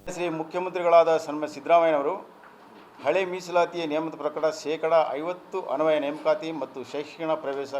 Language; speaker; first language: Kannada; non-native, local second language; Lambadi